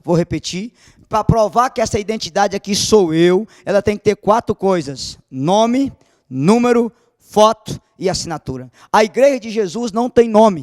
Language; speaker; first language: Portuguese; native; Portuguese